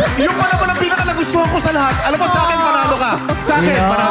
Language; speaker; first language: Filipino; native; Filipino